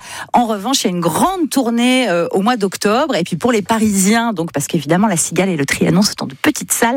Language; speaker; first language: French; native; French